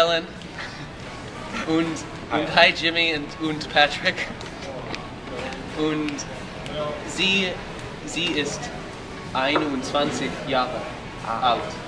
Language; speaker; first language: German; non-native, learner; English